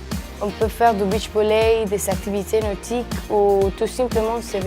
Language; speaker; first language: French; non-native, fluent; Spanish